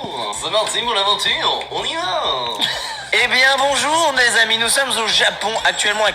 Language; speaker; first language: French; native; French